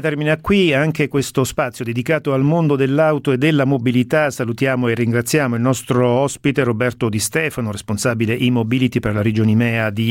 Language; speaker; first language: Italian; native; Italian